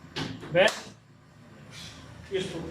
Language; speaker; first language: Italian; non-native, learner; Punjabi